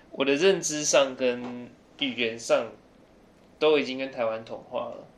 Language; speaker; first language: Chinese; early bilingual, other home language; English